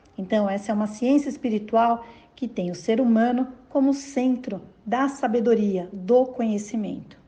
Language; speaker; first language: Portuguese; native; Portuguese